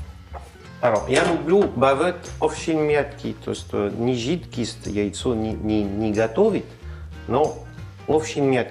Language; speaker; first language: Russian; non-native, learner; French